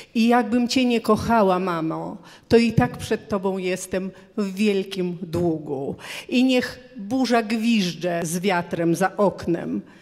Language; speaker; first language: Polish; early bilingual, heritage; Polish